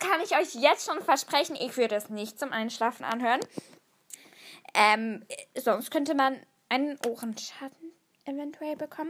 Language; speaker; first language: German; native; German